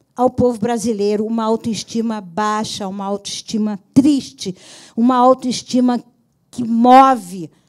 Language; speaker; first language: Portuguese; native; Portuguese